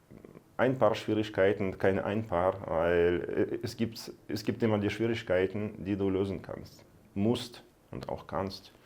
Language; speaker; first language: German; non-native, fluent; Russian